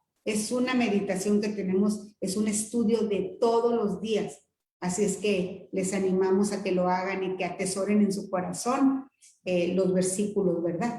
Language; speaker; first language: Spanish; native; Spanish